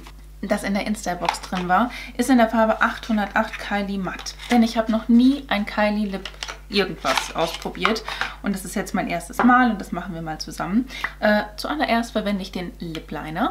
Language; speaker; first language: German; native; German